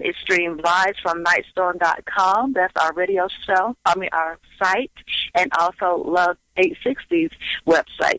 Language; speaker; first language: English; native; English